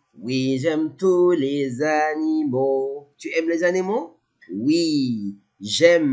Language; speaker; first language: French; non-native, fluent; Arabic